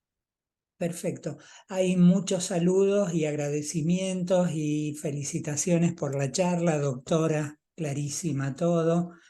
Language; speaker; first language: Spanish; native; Spanish